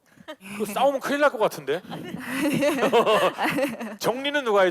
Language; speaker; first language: Korean; native; Korean